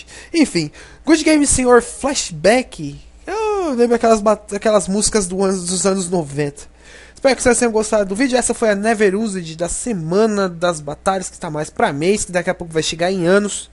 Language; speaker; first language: Portuguese; native; Portuguese